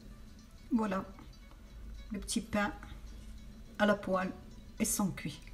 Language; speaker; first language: French; non-native, fluent; Arabic